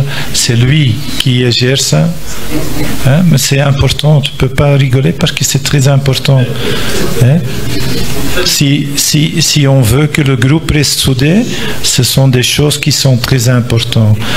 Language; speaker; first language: French; non-native, local second language; Dutch